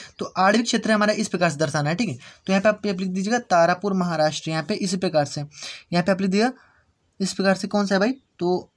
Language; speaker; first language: Hindi; native; Hindi